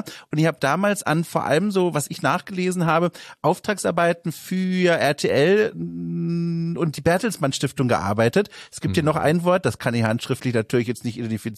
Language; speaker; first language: German; native; German